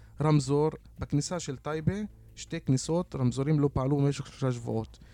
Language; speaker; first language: Hebrew; non-native, local second language; Arabic